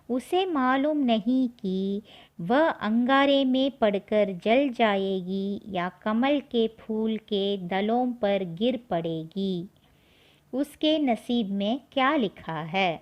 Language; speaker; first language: Hindi; non-native, local second language; Tamil